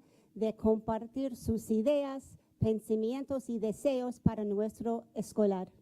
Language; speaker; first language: Spanish; non-native, fluent; English